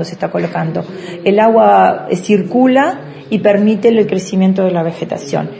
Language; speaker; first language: Spanish; native; Spanish